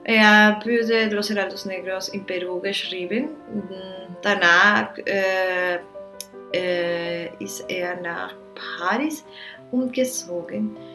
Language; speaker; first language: German; non-native, learner; Spanish